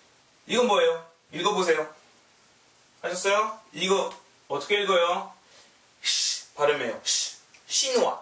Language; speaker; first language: Korean; non-native, learner; French